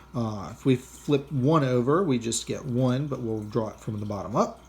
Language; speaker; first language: English; native; English